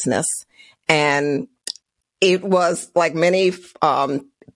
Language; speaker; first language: English; native; English